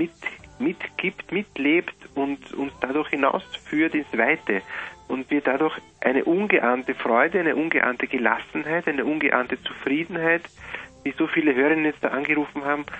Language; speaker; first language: German; native; German